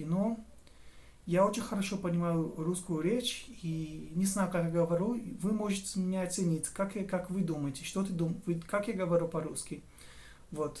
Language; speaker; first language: Russian; non-native, fluent; Portuguese